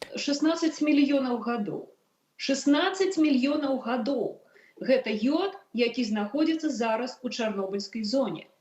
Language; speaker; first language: Belarusian; non-native, local second language; Russian